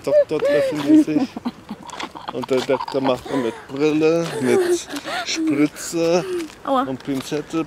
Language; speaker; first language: German; native; German